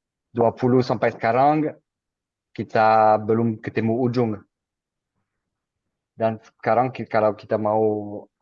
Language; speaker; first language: Indonesian; non-native, fluent; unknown